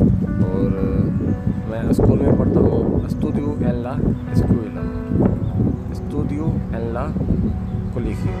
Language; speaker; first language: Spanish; non-native, learner; Urdu